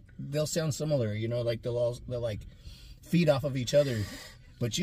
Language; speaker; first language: English; native; English